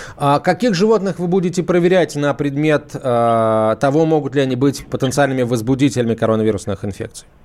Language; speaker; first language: Russian; native; Russian